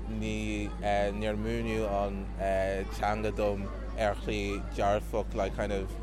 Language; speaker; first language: Irish; non-native, local second language; English